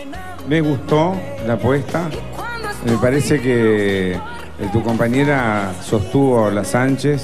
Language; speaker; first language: Spanish; native; Spanish